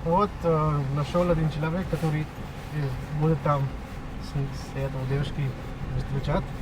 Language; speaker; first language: Russian; non-native, learner; Hindi